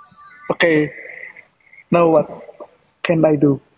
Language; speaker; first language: English; non-native, learner; Indonesian